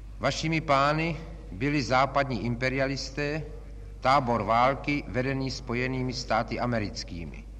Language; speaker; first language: Czech; native; Czech